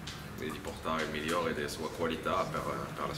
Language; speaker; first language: Italian; non-native, learner; French